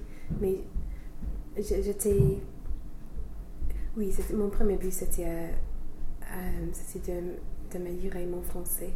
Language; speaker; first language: French; non-native, fluent; English